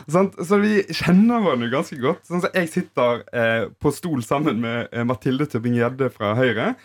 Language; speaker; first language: Norwegian; native; Norwegian